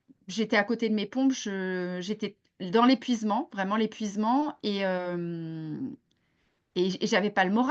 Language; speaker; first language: French; native; French